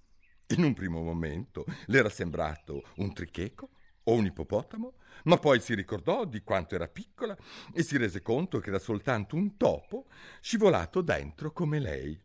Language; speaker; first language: Italian; native; Italian